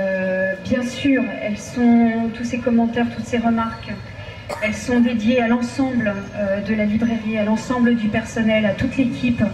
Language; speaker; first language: French; native; French